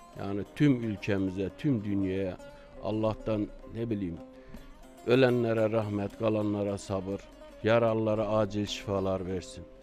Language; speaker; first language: Turkish; native; Turkish